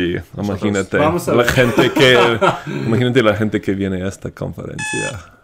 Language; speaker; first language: Spanish; non-native, fluent; English